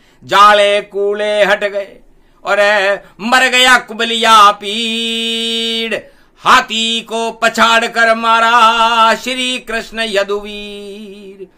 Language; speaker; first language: Hindi; native; Hindi